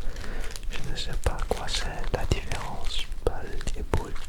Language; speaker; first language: French; non-native, learner; Dutch